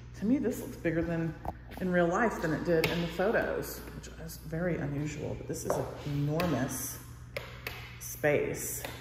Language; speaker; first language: English; native; English